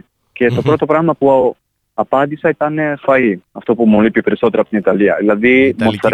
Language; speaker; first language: Greek; non-native, fluent; Italian